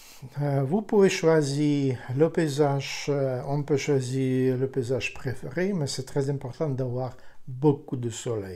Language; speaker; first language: French; non-native, fluent; Ukrainian